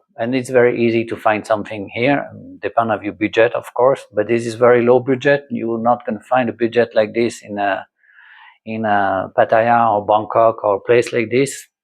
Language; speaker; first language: English; non-native, learner; French